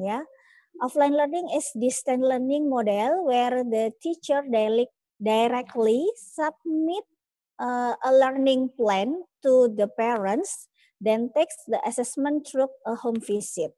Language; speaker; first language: English; non-native, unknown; Indonesian